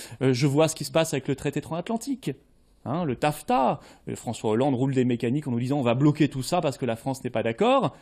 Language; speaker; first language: French; native; French